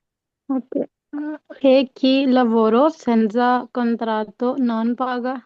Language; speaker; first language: Italian; non-native, learner; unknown